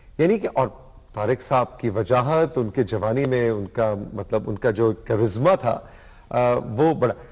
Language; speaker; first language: Urdu; native; Urdu